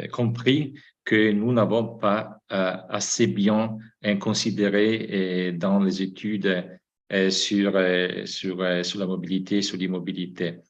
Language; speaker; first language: French; non-native, fluent; Italian